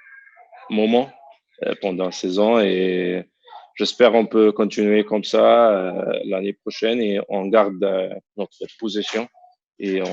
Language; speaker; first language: French; non-native, learner; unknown